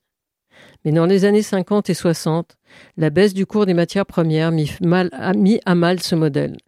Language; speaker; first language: French; native; French